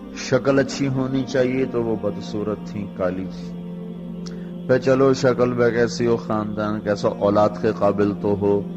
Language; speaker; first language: Urdu; non-native, local second language; Punjabi